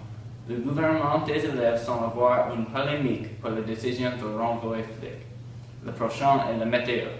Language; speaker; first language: French; non-native, learner; English